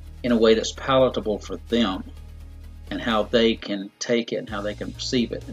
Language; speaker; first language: English; native; English